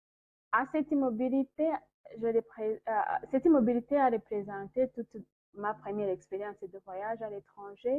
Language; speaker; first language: French; non-native, local second language; Kinyarwanda